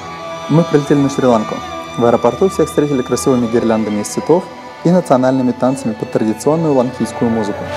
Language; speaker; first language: Russian; native; Russian